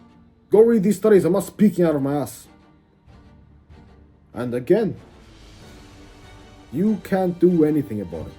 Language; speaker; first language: English; native; English